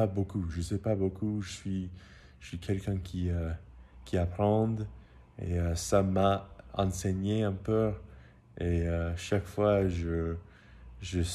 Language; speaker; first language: French; non-native, learner; English